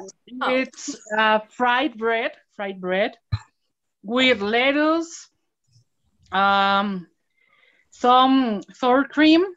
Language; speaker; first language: English; non-native, learner; Spanish